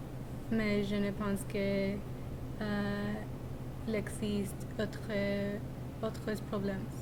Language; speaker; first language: French; non-native, learner; English